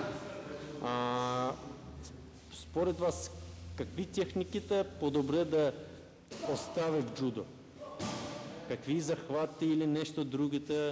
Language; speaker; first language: Bulgarian; non-native, learner; Russian